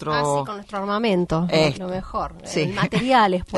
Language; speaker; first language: Spanish; native; Spanish